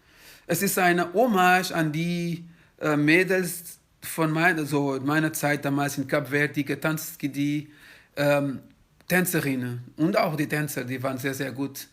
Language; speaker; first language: German; non-native, fluent; Kabuverdianu